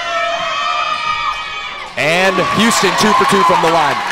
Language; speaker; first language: English; native; English